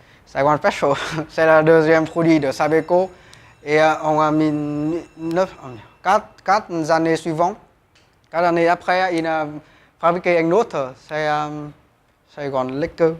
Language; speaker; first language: French; non-native, learner; Vietnamese